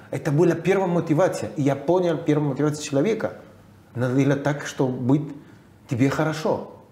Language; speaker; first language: Russian; non-native, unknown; Spanish